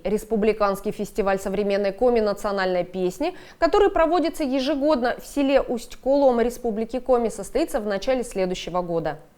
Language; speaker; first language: Russian; native; Russian